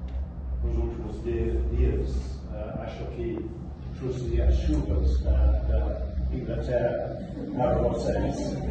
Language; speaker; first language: Portuguese; non-native, fluent; English